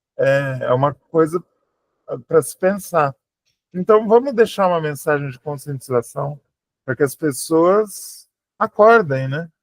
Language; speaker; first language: Portuguese; native; Portuguese